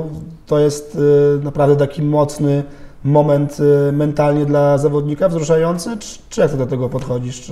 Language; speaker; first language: Polish; native; Polish